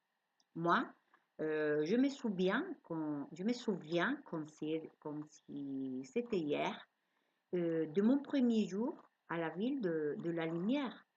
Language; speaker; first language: French; non-native, learner; Spanish